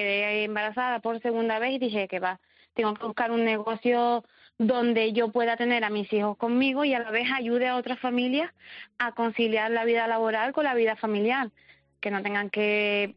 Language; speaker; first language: Spanish; native; Spanish